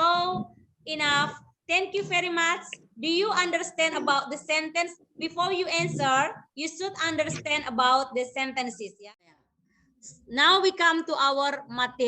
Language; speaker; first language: English; non-native, local second language; Indonesian